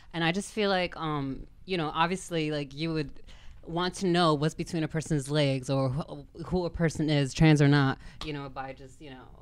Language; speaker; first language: English; native; English